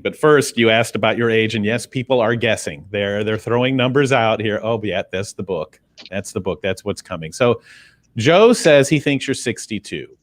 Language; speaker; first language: English; native; English